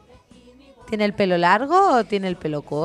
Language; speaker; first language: Spanish; native; Spanish